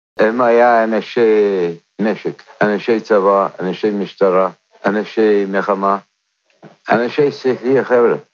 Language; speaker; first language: Hebrew; non-native, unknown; English